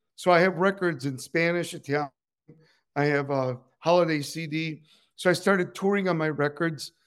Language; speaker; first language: English; non-native, fluent; Spanish